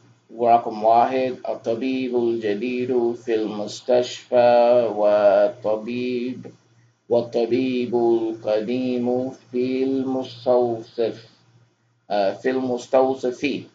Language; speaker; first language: Arabic; non-native, fluent; English